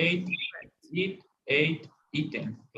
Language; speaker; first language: English; non-native, learner; Spanish